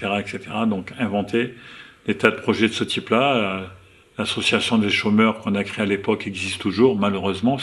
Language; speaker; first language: French; native; French